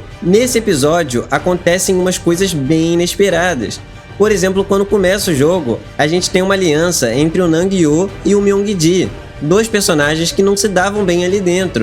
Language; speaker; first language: Portuguese; native; Portuguese